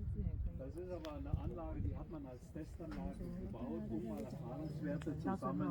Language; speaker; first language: German; native; German